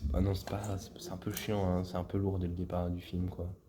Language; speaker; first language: French; native; French